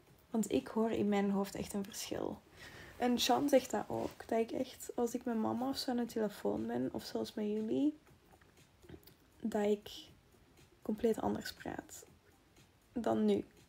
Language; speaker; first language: Dutch; native; Dutch